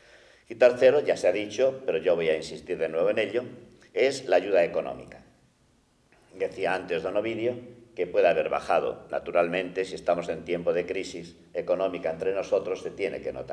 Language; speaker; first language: Spanish; native; Spanish